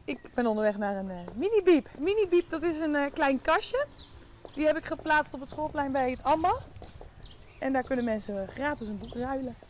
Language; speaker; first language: Dutch; native; Dutch